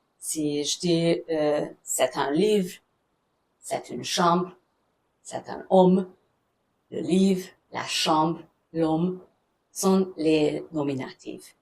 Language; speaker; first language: French; non-native, fluent; German